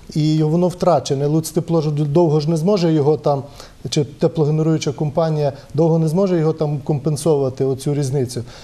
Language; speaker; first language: Ukrainian; native; Ukrainian